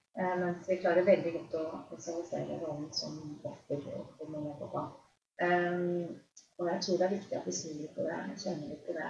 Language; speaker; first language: Norwegian; native; Norwegian